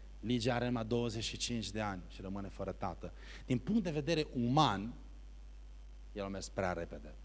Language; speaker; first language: Romanian; early bilingual, heritage; Romanian